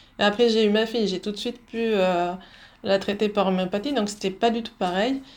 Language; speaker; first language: French; early bilingual, other home language; Dutch